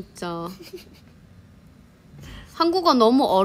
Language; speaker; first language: Korean; non-native, fluent; Thai